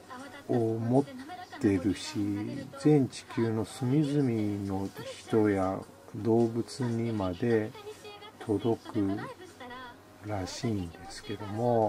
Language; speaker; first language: Japanese; native; Japanese